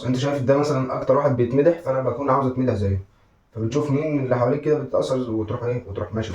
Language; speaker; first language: Arabic; native; Arabic